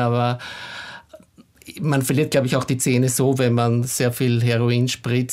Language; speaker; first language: German; native; German